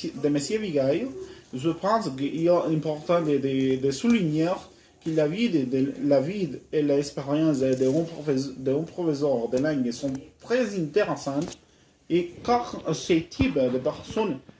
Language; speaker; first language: French; non-native, learner; Spanish